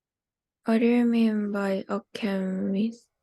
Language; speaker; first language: English; non-native, learner; Korean